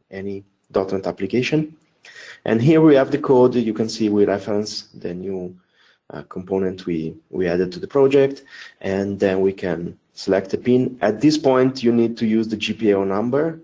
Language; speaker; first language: English; non-native, fluent; Italian